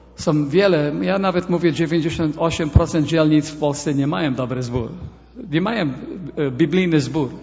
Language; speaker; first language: Polish; early bilingual, heritage; Polish